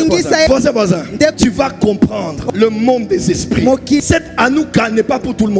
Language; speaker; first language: French; non-native, local second language; Lingala